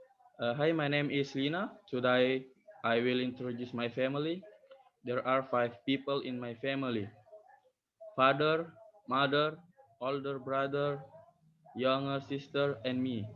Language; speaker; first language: English; non-native, learner; Indonesian